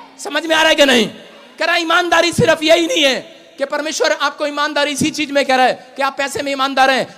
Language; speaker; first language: Hindi; non-native, local second language; Punjabi